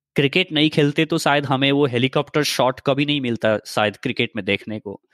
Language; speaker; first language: Hindi; native; Hindi